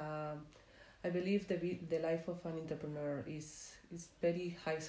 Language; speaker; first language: English; non-native, fluent; Spanish